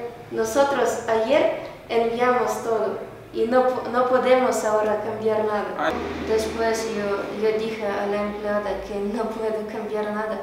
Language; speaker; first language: Spanish; non-native, learner; Ukrainian